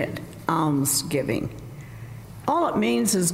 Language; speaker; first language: English; native; English